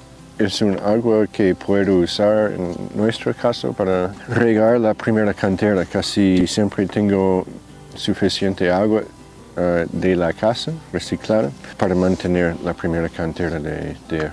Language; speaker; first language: Spanish; non-native, fluent; English